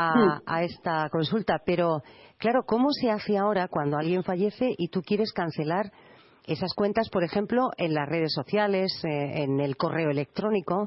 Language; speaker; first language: Spanish; native; Spanish